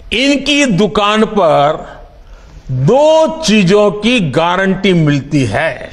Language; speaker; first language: Hindi; non-native, local second language; Gujarati